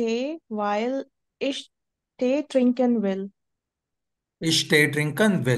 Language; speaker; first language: German; non-native, fluent; Marathi